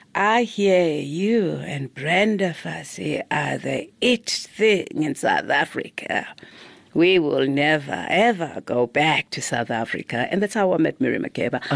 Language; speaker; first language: English; non-native, local second language; Zulu